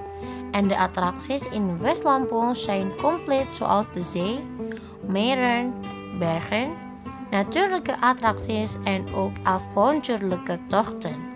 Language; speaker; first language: Dutch; non-native, fluent; Indonesian